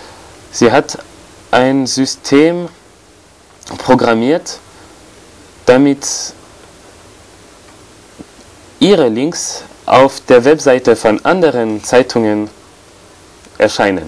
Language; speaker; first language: German; non-native, fluent; French